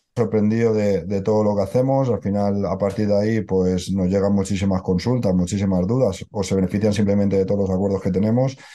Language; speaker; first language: Spanish; native; Spanish